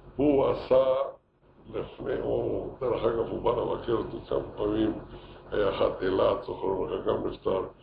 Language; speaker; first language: Hebrew; non-native, fluent; Yiddish